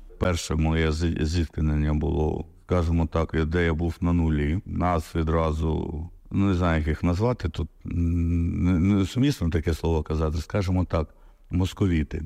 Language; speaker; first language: Ukrainian; non-native, local second language; Russian